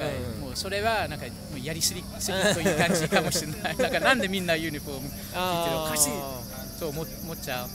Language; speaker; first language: Japanese; non-native, fluent; English